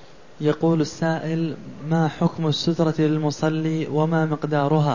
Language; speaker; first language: Arabic; native; Arabic